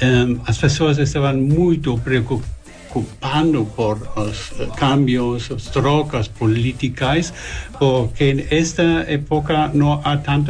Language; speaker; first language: Portuguese; non-native, learner; German